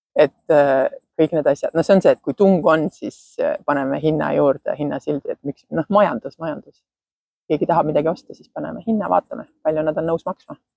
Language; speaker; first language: Estonian; native; Estonian